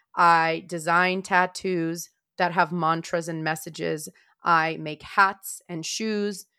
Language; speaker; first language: English; non-native, fluent; Romanian